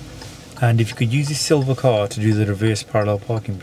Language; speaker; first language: English; native; English